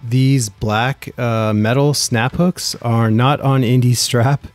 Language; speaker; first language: English; native; English